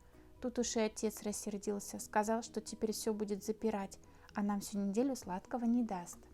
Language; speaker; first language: Russian; native; Russian